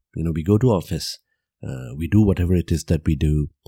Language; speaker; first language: English; non-native, local second language; Gujarati